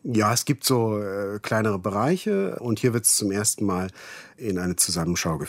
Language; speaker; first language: German; native; German